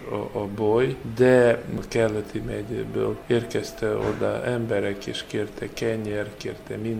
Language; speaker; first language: Hungarian; non-native, learner; Ukrainian